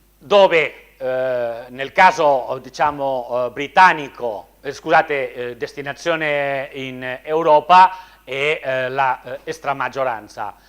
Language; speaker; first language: Italian; non-native, fluent; Spanish